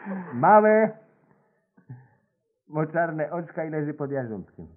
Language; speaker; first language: Polish; native; Polish